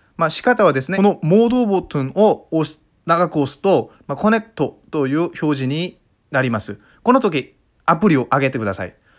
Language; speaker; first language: Japanese; non-native, fluent; Korean